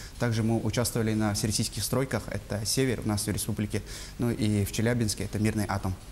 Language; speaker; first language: Russian; non-native, local second language; Yakut